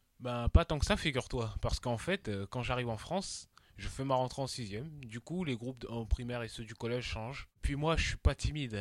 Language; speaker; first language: French; early bilingual, other home language; Dyula